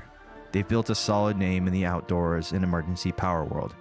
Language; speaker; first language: English; native; English